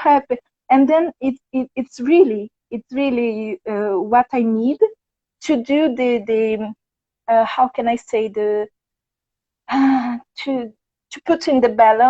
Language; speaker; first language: English; non-native, fluent; Portuguese